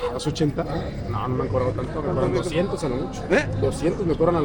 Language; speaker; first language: Spanish; native; Spanish